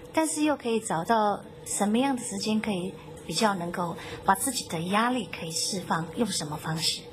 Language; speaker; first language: Chinese; native; Chinese